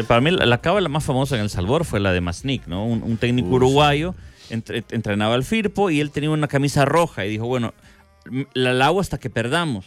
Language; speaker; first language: Spanish; native; Spanish